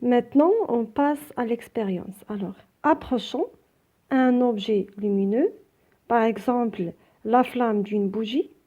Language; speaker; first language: French; non-native, local second language; Arabic